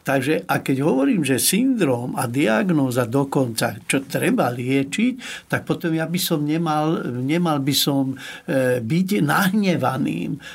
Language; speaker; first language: Slovak; non-native, local second language; Hungarian